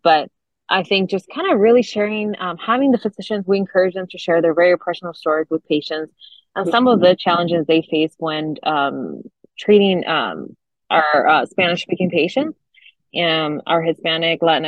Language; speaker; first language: English; non-native, fluent; Spanish